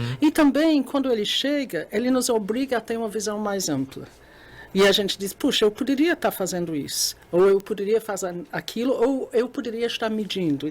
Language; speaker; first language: Portuguese; non-native, fluent; English